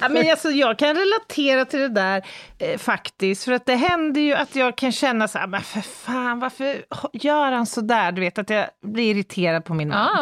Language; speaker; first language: Swedish; native; Swedish